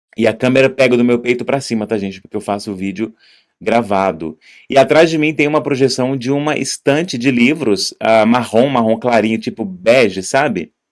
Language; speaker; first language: Portuguese; native; Portuguese